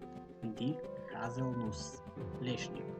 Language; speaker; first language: German; non-native, fluent; Macedonian